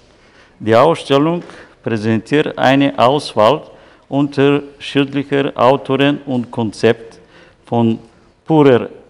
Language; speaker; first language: German; non-native, fluent; Bulgarian